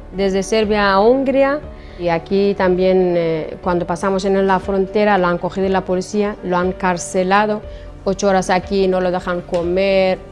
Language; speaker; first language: Spanish; non-native, learner; Persian